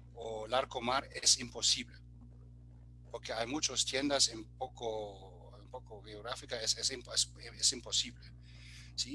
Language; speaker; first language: Spanish; non-native, fluent; German